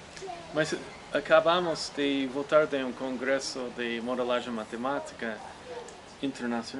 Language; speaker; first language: Portuguese; non-native, fluent; English